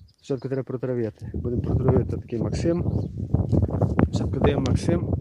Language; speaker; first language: Ukrainian; native; Ukrainian